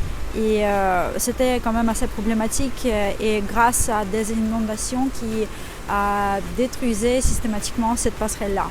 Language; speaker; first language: French; non-native, fluent; Russian